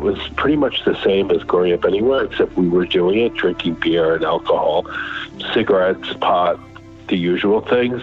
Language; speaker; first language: English; native; English